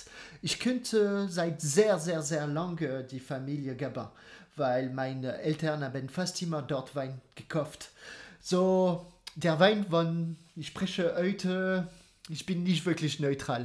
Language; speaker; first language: German; non-native, fluent; French